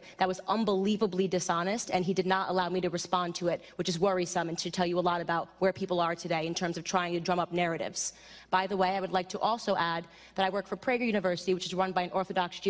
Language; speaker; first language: English; native; English